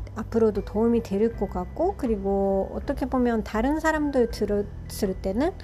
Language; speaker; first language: Korean; non-native, fluent; Japanese